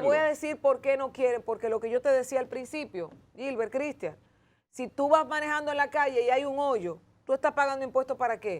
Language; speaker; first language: Spanish; native; Spanish